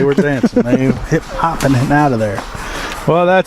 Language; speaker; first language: English; native; English